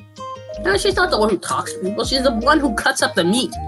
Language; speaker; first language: English; native; English